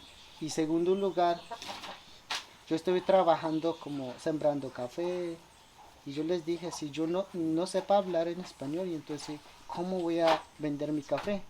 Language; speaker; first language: Spanish; non-native, local second language; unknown